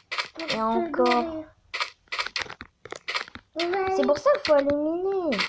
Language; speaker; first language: French; native; French